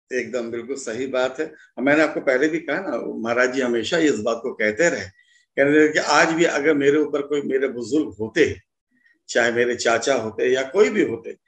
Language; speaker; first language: Hindi; native; Hindi